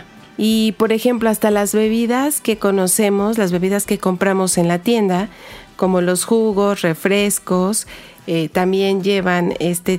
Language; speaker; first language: Spanish; native; Spanish